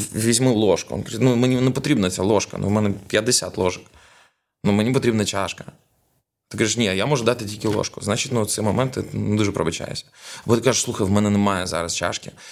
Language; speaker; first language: Ukrainian; non-native, local second language; Russian